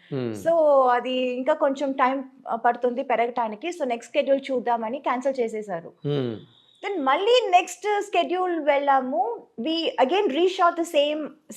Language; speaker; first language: Telugu; non-native, local second language; Tamil